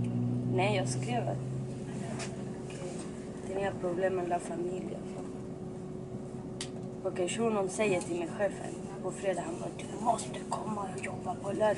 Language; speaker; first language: Swedish; non-native, local second language; Spanish